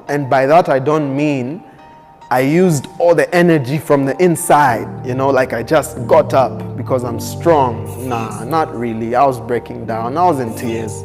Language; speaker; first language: English; non-native, local second language; Bemba